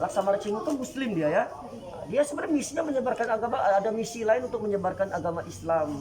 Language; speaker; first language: Indonesian; native; Indonesian